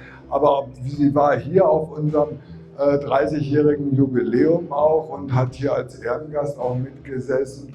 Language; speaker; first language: German; native; German